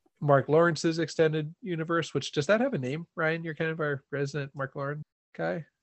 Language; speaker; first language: English; native; English